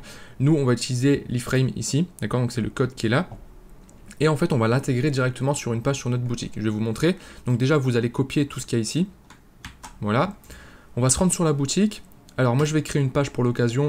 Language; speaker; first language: French; native; French